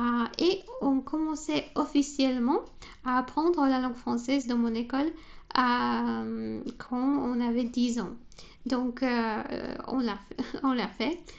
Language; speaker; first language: French; non-native, fluent; Polish